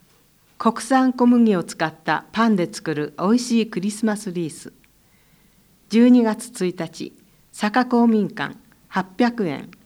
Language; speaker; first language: Japanese; native; Japanese